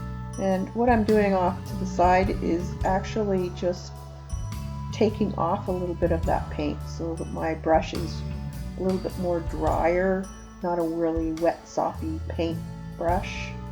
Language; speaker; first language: English; native; English